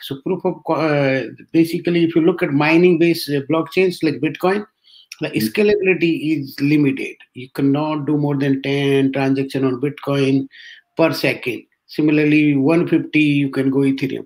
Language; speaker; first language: English; non-native, local second language; Hindi